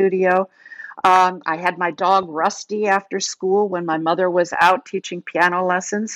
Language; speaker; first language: English; native; English